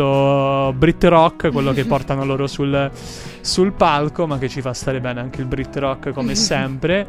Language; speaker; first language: Italian; native; Italian